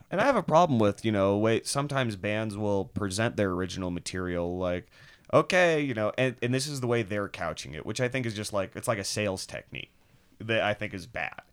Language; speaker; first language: English; native; English